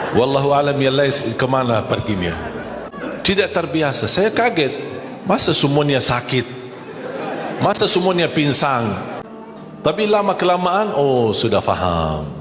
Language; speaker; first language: Malay; non-native, fluent; Arabic